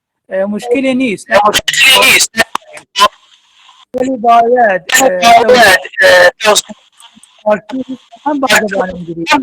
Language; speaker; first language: Persian; non-native, learner; Arabic